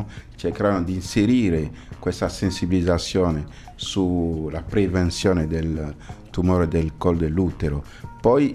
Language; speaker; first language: Italian; non-native, fluent; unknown